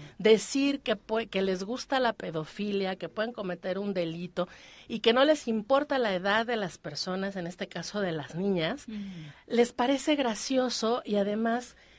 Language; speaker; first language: Spanish; native; Spanish